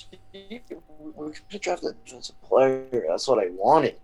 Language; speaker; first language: English; native; English